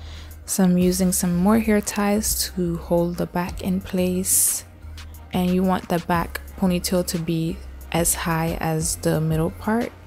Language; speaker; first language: English; native; English